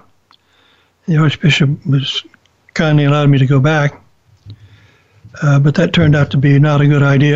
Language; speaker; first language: English; native; English